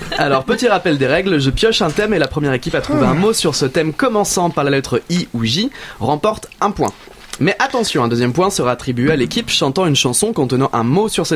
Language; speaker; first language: French; native; French